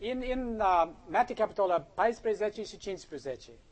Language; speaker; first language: Romanian; non-native, learner; English